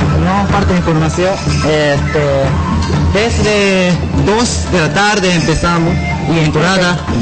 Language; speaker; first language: Spanish; non-native, learner; Japanese